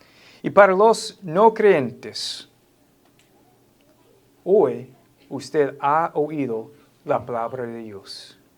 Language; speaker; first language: Spanish; non-native, fluent; English